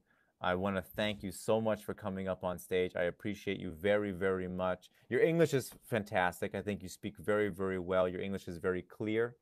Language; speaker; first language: English; non-native, fluent; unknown